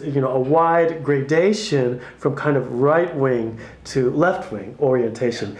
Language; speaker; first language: English; native; English